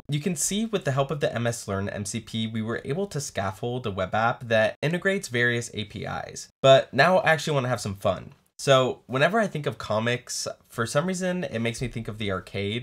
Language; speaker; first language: English; native; English